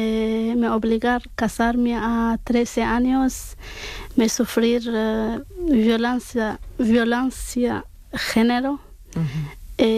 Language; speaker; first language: Spanish; non-native, learner; Arabic